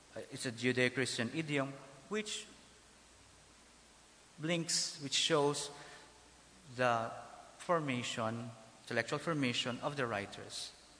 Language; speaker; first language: English; non-native, local second language; Filipino